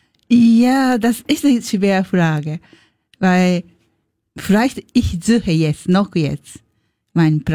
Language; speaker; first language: German; non-native, learner; Japanese